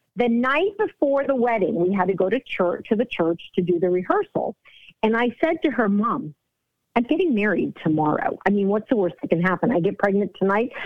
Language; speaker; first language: English; native; English